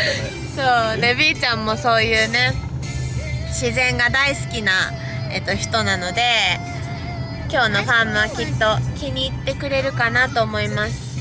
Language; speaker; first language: Japanese; native; Japanese